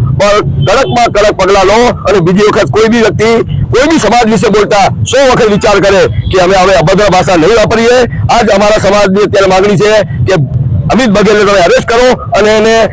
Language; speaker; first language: Gujarati; non-native, local second language; Sindhi